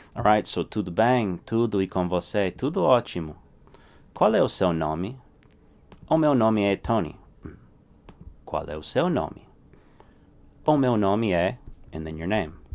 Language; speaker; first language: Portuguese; non-native, fluent; English